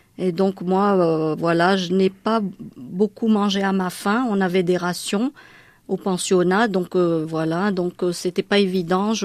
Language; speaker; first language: French; non-native, local second language; Malagasy